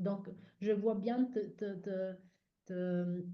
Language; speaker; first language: French; non-native, fluent; Italian